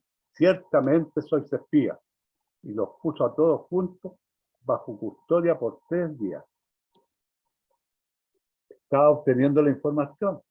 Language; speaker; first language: Spanish; native; Spanish